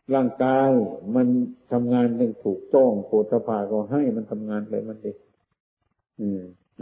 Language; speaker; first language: Thai; non-native, local second language; Northeastern Thai